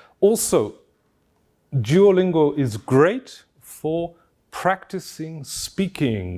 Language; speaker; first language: English; non-native, fluent; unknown